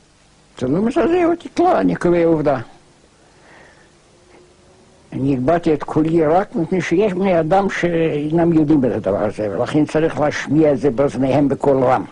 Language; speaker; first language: Hebrew; non-native, fluent; German